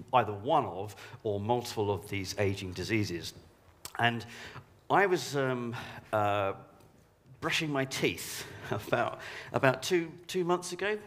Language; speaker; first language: English; native; English